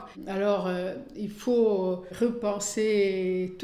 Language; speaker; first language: French; non-native, fluent; Portuguese